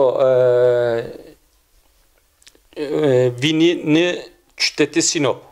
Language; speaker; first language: Albanian; non-native, learner; Turkish